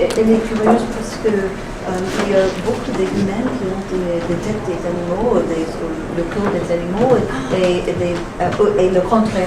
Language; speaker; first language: French; non-native, fluent; English